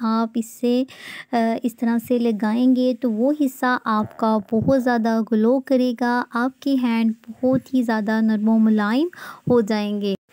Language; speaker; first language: Urdu; native; Urdu